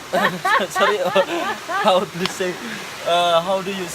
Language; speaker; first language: English; non-native, learner; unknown